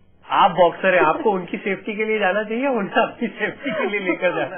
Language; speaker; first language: Hindi; native; Hindi